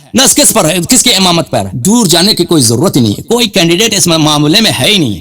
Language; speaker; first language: Urdu; non-native, fluent; Persian